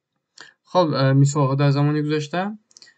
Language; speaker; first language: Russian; non-native, learner; Tajik